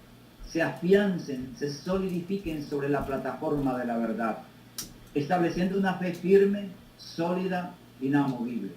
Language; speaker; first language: Spanish; native; Spanish